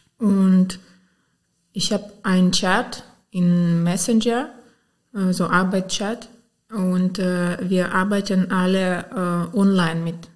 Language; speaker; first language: German; non-native, fluent; Ukrainian